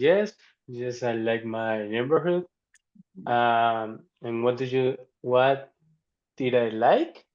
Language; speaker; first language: English; non-native, learner; Spanish